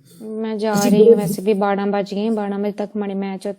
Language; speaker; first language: Hindi; non-native, local second language; Punjabi